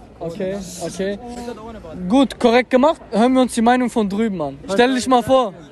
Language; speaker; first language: German; native; German